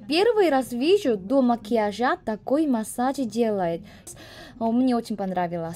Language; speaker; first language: Russian; non-native, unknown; Korean